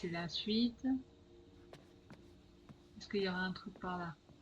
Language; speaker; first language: French; native; French